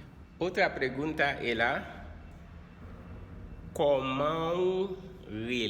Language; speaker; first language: Spanish; non-native, fluent; Haitian Creole